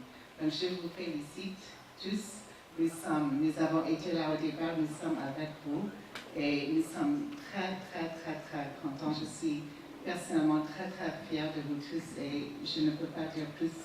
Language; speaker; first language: French; non-native, fluent; English